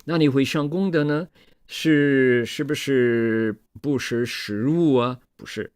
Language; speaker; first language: Chinese; non-native, fluent; English